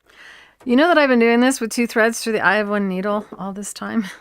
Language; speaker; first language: English; native; English